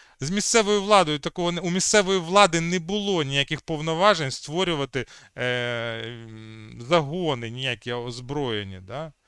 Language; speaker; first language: Ukrainian; native; Ukrainian